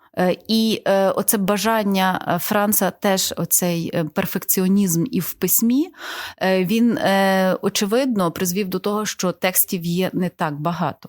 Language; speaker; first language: Ukrainian; native; Ukrainian